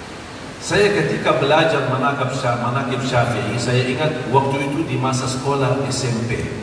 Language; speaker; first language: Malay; non-native, fluent; Arabic